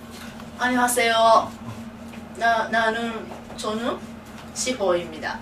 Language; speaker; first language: Korean; non-native, learner; Japanese